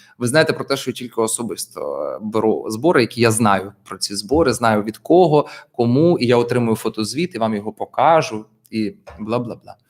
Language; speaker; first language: Ukrainian; non-native, local second language; Russian